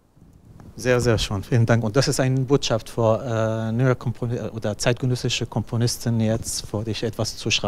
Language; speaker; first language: German; non-native, learner; Arabic